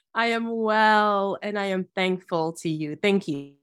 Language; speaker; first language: English; early bilingual, other home language; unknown